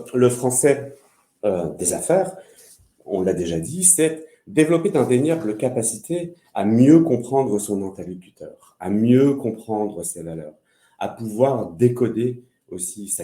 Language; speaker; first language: French; native; French